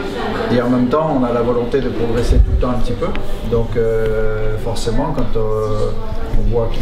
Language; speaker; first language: French; native; French